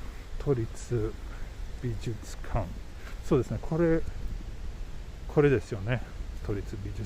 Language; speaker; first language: Japanese; non-native, fluent; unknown